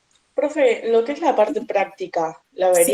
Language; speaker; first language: Spanish; native; Spanish